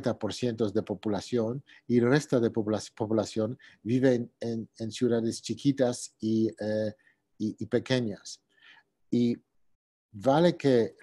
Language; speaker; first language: Spanish; non-native, fluent; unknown